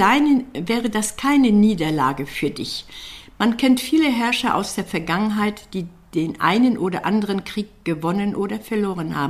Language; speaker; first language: German; native; German